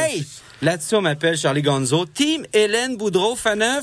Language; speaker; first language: French; native; French